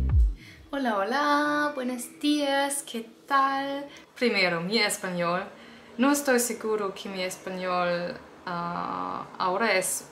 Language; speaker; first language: Spanish; non-native, learner; German